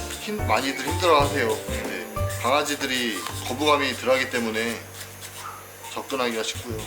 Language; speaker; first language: Korean; native; Korean